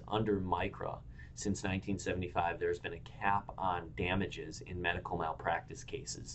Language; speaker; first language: English; native; English